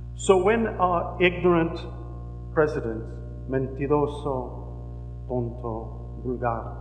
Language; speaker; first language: English; native; English